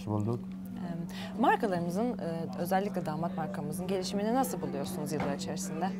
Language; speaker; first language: Turkish; native; Turkish